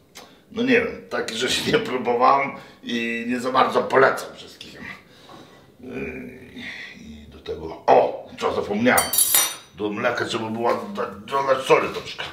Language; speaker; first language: Polish; non-native, fluent; Lithuanian